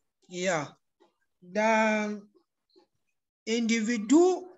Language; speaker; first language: Indonesian; non-native, learner; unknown